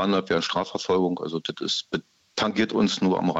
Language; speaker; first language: German; native; German